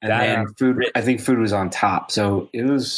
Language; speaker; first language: English; native; English